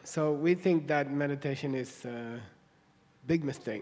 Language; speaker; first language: English; native; English